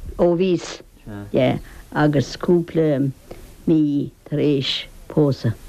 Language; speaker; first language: Irish; native; Irish